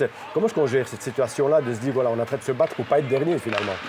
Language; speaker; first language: French; native; French